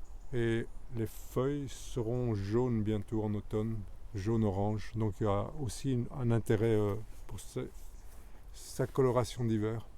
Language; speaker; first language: French; native; French